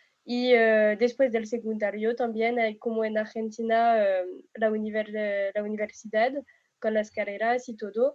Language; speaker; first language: Spanish; non-native, fluent; French